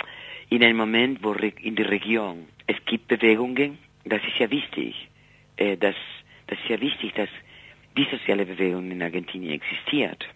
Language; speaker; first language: German; non-native, fluent; Spanish